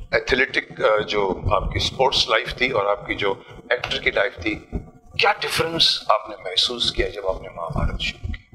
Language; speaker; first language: Hindi; native; Hindi